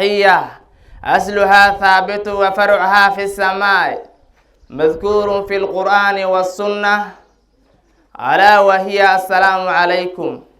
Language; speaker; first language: Arabic; non-native, learner; Somali